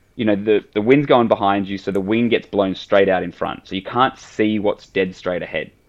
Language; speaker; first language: English; native; English